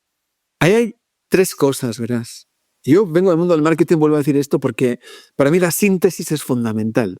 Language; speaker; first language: Spanish; native; Spanish